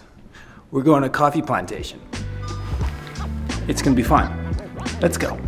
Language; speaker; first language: English; native; English